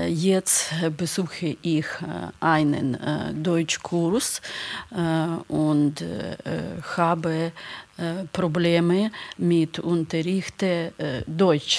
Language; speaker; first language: German; non-native, learner; Ukrainian